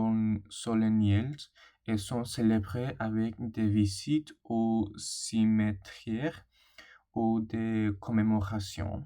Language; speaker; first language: French; non-native, learner; English